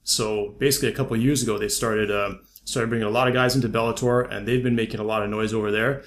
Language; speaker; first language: English; native; English